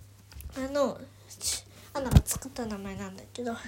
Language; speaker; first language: Japanese; early bilingual, other home language; Korean